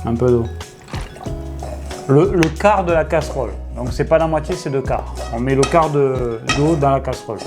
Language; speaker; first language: French; native; French